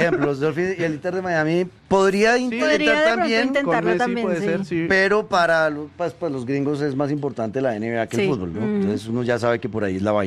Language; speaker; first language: Spanish; native; Spanish